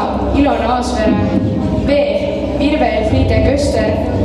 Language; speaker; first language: Estonian; native; Estonian